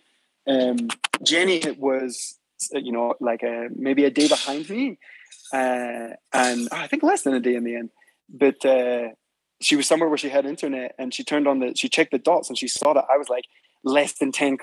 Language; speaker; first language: English; native; English